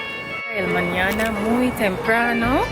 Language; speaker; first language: Spanish; non-native, learner; English